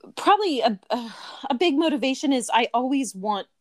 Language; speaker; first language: English; native; English